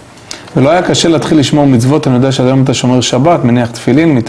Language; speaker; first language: Hebrew; native; Hebrew